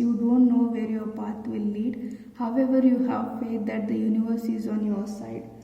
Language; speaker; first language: English; non-native, local second language; Kannada